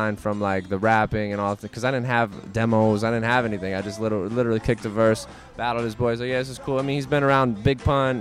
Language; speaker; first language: English; native; English